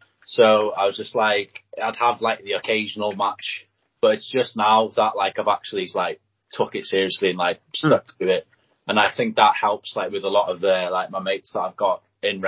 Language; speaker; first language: English; non-native, local second language; Welsh